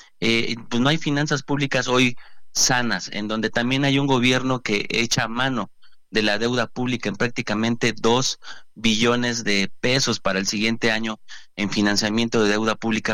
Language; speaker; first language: Spanish; native; Spanish